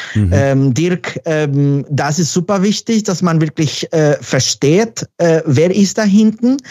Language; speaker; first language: German; non-native, fluent; Spanish